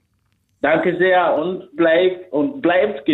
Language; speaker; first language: German; non-native, fluent; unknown